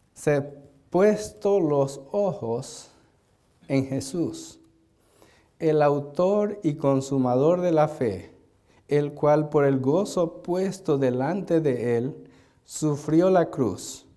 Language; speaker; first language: English; non-native, learner; Spanish